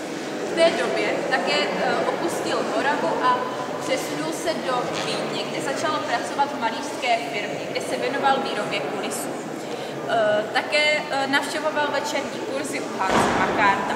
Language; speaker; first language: Czech; native; Czech